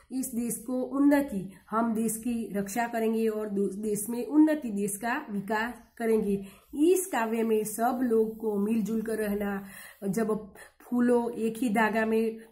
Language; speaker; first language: Hindi; non-native, local second language; Gujarati